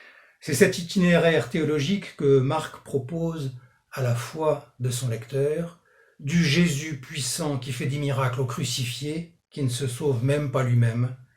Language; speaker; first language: French; native; French